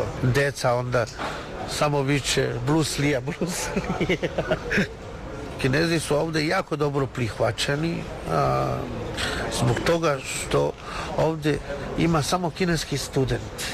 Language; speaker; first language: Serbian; non-native, fluent; Chinese